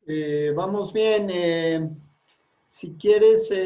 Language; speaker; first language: Spanish; native; Spanish